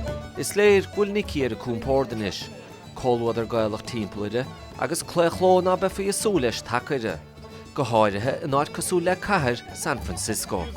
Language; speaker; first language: Irish; native; Irish